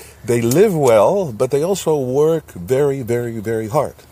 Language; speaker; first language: English; non-native, fluent; Dutch